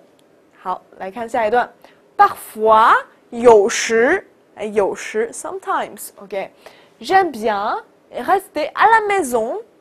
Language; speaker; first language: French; non-native, fluent; Chinese